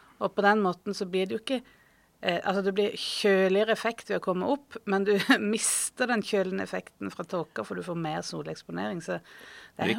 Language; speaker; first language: Norwegian; native; Norwegian